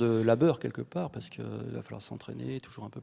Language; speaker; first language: French; native; French